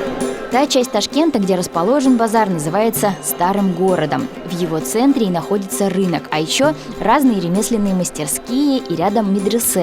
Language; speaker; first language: Russian; native; Russian